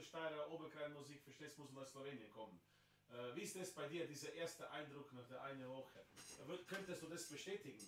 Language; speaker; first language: German; non-native, fluent; Slovenian